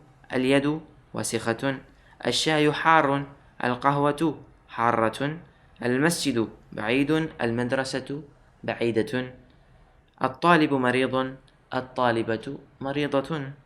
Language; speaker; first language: Arabic; non-native, fluent; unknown